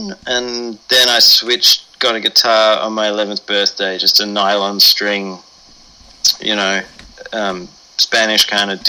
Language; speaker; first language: English; native; English